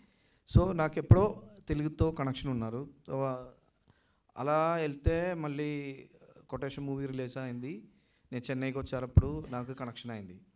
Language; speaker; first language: Telugu; non-native, local second language; Malayalam